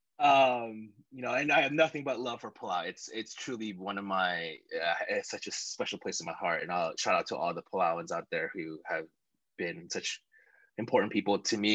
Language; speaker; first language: English; native; English